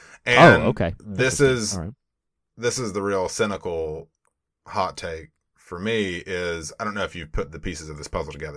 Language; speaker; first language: English; native; English